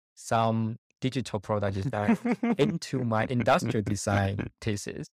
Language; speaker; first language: English; non-native, fluent; Chinese